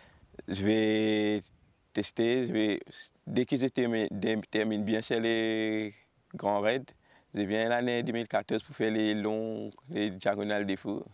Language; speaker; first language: French; non-native, local second language; Morisyen